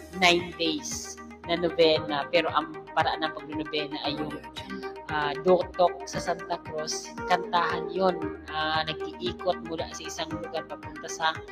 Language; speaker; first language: Filipino; non-native, local second language; Bikol